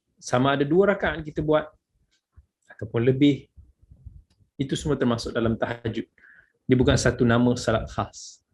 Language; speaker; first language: Malay; native; Malay